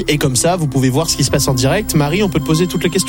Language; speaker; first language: French; native; French